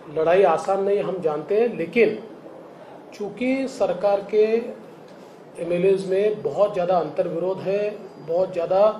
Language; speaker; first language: Hindi; non-native, local second language; Marathi